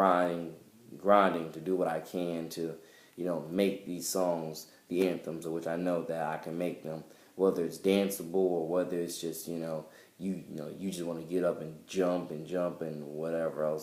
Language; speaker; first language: English; native; English